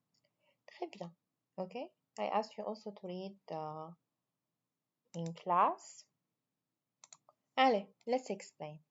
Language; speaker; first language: English; non-native, fluent; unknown